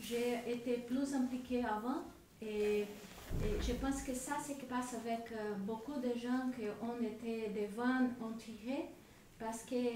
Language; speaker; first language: French; non-native, learner; Spanish